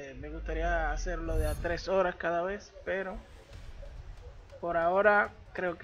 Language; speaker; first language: Spanish; native; Spanish